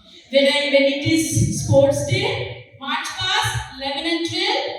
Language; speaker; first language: English; non-native, local second language; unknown